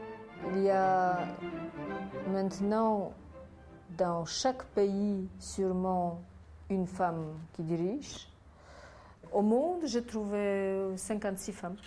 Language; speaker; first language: French; non-native, fluent; Polish